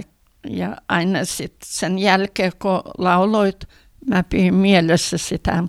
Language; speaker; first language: Finnish; early bilingual, heritage; Finnish